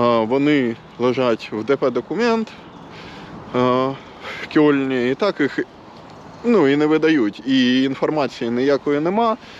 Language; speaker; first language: Ukrainian; non-native, local second language; Russian